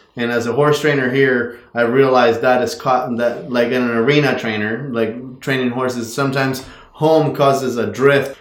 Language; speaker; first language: English; non-native, fluent; Spanish